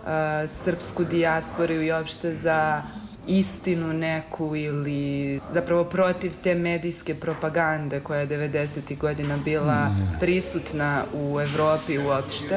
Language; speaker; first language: Serbian; native; Serbian